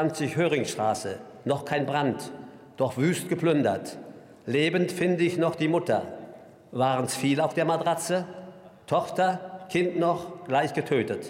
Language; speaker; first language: German; native; German